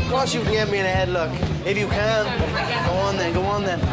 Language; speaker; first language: English; native; English